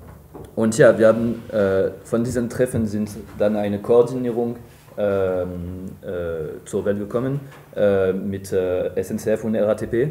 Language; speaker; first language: German; non-native, fluent; French